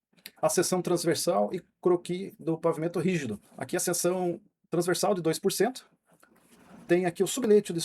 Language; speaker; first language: Portuguese; native; Portuguese